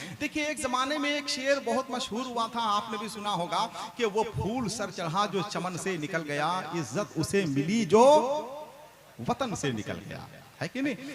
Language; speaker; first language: Hindi; native; Hindi